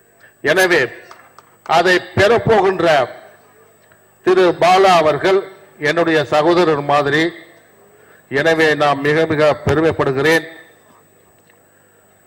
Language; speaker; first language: Tamil; native; Tamil